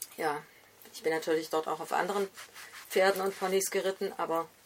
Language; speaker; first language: German; native; German